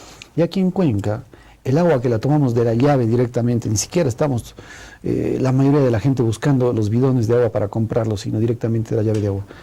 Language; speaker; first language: Spanish; native; Spanish